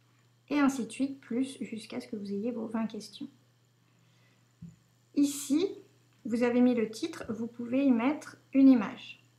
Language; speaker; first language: French; native; French